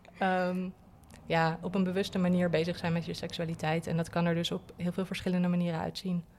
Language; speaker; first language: Dutch; native; Dutch